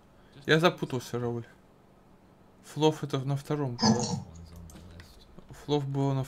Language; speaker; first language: Russian; native; Russian